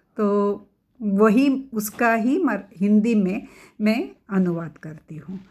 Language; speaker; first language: Hindi; non-native, local second language; Marathi